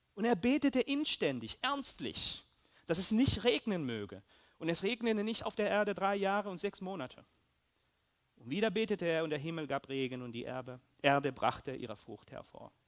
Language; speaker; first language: German; early bilingual, heritage; Spanish